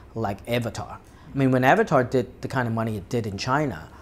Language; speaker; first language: English; non-native, local second language; Cantonese